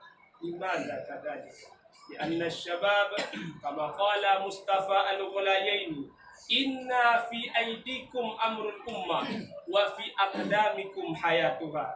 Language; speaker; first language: Arabic; non-native, learner; Achinese